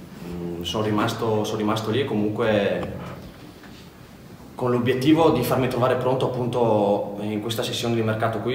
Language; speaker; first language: Italian; native; Italian